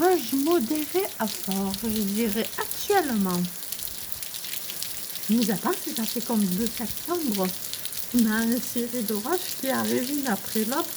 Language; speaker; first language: French; native; French